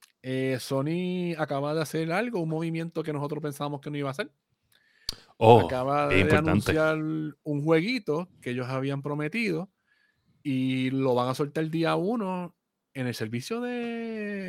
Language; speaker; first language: Spanish; native; Spanish